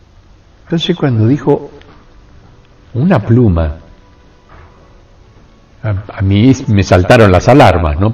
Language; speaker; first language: Spanish; native; Spanish